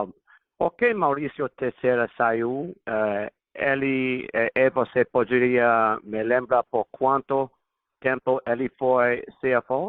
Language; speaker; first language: Portuguese; non-native, fluent; English